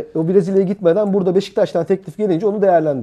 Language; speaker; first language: Turkish; native; Turkish